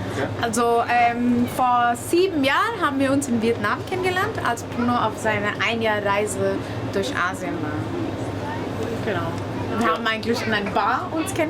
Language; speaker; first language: German; non-native, fluent; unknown